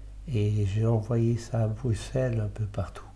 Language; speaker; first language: French; early bilingual, other home language; Italian